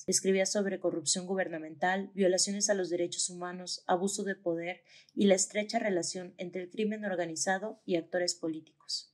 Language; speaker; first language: Spanish; native; Spanish